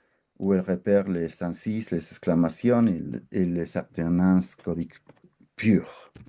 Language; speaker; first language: French; non-native, fluent; Spanish